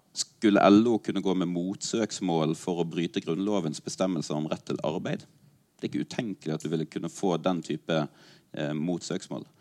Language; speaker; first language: Norwegian; native; Norwegian